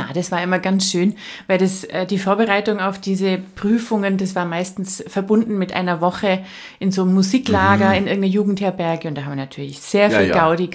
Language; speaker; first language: German; native; German